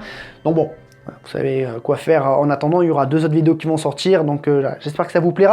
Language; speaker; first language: French; native; French